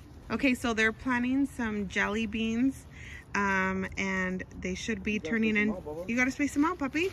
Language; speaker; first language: English; early bilingual, other home language; Spanish